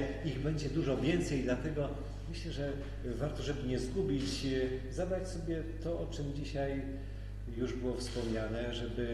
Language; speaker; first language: Polish; native; Polish